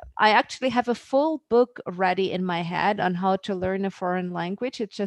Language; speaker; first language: English; non-native, fluent; German